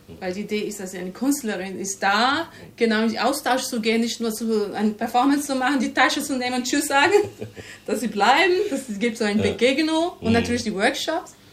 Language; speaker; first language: German; non-native, fluent; Portuguese